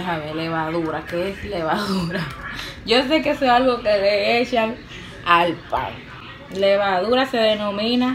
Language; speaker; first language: Spanish; native; Spanish